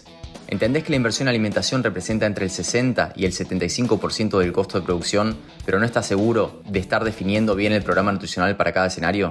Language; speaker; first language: Spanish; native; Spanish